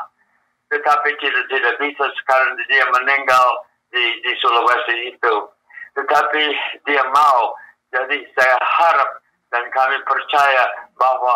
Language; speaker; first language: Indonesian; non-native, fluent; English